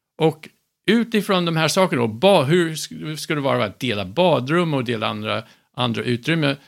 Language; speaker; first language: Swedish; non-native, fluent; English